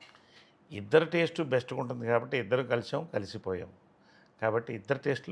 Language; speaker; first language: Telugu; native; Telugu